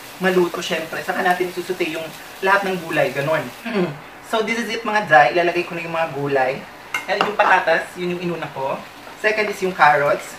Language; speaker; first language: Filipino; non-native, local second language; Waray